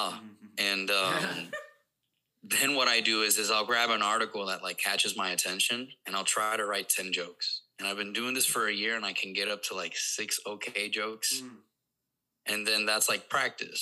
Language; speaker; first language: English; non-native, fluent; Spanish